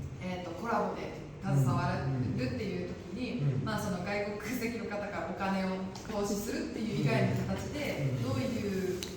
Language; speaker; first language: Japanese; native; Japanese